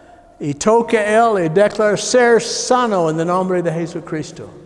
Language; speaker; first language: Spanish; non-native, learner; English